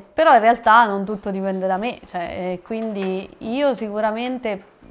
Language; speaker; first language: Italian; native; Italian